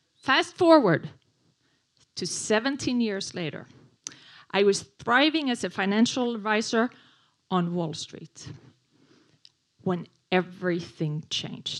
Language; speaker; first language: English; non-native, fluent; Swedish